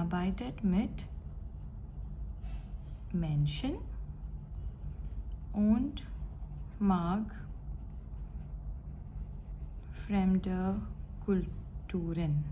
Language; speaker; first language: German; non-native, fluent; Gujarati